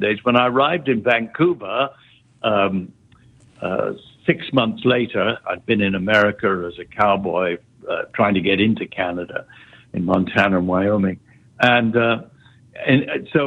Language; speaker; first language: English; native; English